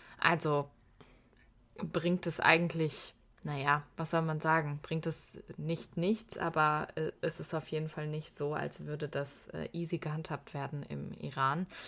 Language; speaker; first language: German; early bilingual, other home language; Persian